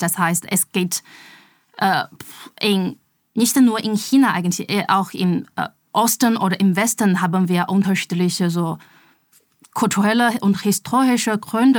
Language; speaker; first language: German; non-native, fluent; Chinese